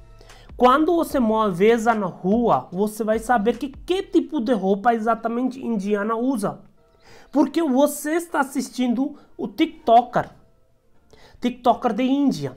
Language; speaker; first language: Portuguese; non-native, learner; Hindi